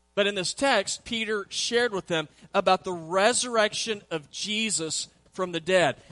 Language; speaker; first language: English; native; English